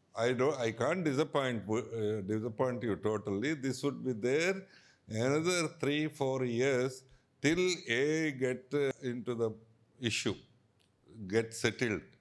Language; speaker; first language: English; non-native, local second language; Telugu